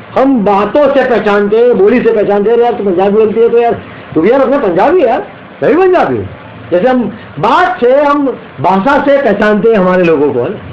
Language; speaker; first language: Hindi; non-native, local second language; Gujarati